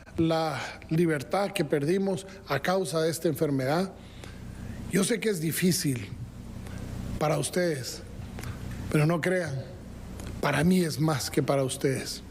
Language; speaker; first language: Spanish; native; Spanish